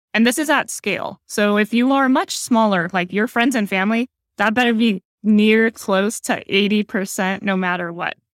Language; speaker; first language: English; native; English